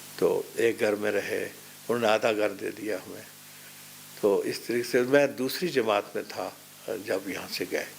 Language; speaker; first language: Urdu; non-native, local second language; Pahari-Potwari